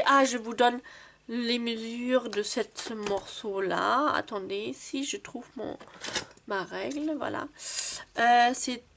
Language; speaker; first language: French; non-native, fluent; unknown